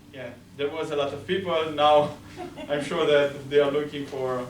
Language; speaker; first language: English; non-native, fluent; Romanian